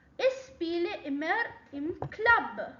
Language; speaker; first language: German; non-native, learner; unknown